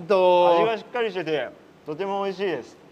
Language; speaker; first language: Japanese; native; Japanese